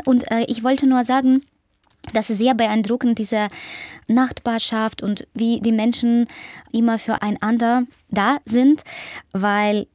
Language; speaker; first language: German; non-native, fluent; Ukrainian